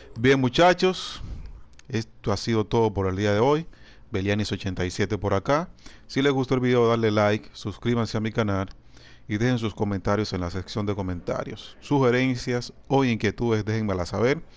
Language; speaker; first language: Spanish; native; Spanish